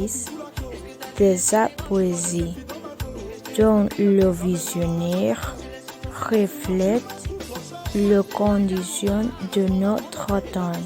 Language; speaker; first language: French; non-native, learner; Spanish